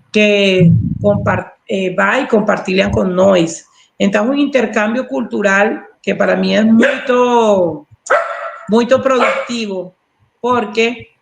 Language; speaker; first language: Portuguese; non-native, learner; Spanish